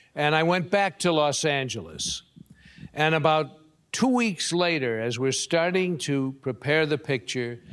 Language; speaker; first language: English; native; English